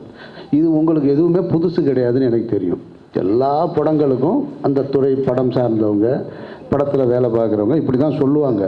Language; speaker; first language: Tamil; native; Tamil